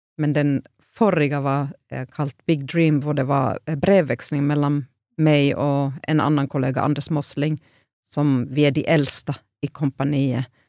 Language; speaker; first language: Norwegian; non-native, fluent; Finnish